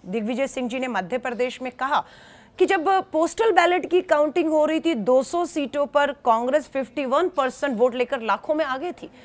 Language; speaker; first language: Hindi; native; Hindi